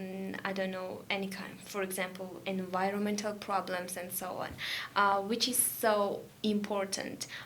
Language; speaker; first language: English; non-native, learner; Georgian